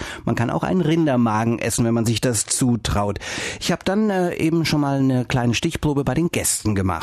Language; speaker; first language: German; native; German